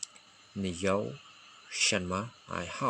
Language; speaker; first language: Chinese; non-native, fluent; Khmer